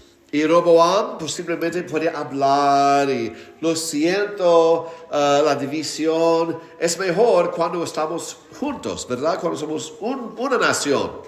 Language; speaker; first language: Spanish; non-native, fluent; English